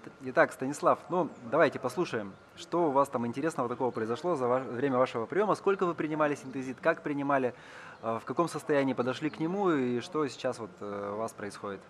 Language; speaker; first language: Russian; native; Russian